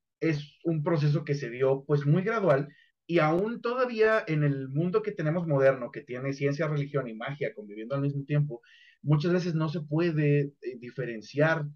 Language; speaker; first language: Spanish; native; Spanish